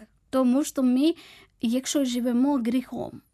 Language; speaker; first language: Ukrainian; non-native, fluent; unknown